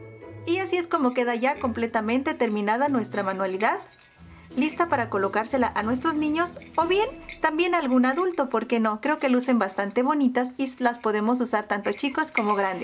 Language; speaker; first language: Spanish; native; Spanish